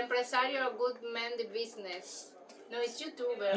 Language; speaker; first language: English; non-native, learner; Spanish